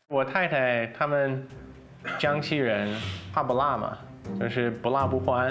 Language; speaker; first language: Chinese; non-native, fluent; English